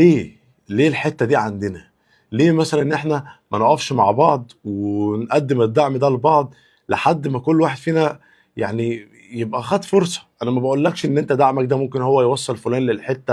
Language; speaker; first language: Arabic; native; Arabic